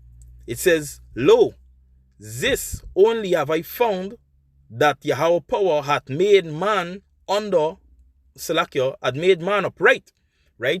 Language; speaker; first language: English; native; English